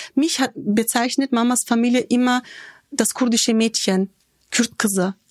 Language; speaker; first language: German; early bilingual, other home language; Turkish